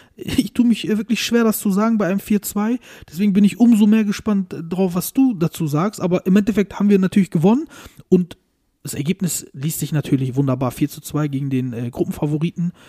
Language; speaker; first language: German; early bilingual, other home language; Turkish